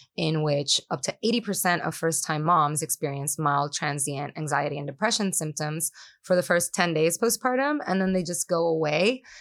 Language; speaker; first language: English; non-native, fluent; Spanish